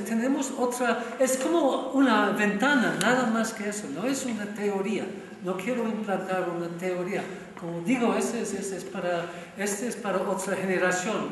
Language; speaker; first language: Spanish; non-native, fluent; English